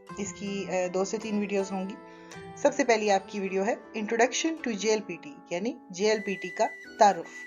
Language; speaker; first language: Urdu; native; Urdu